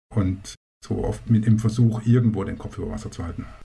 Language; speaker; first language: German; native; German